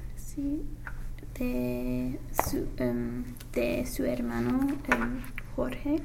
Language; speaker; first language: Spanish; non-native, learner; English